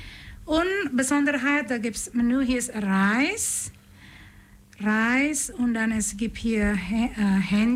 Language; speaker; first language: German; non-native, learner; Indonesian